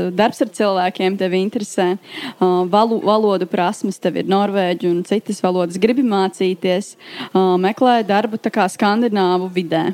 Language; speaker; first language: Latvian; native; Latvian